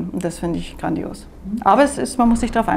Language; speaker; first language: German; native; German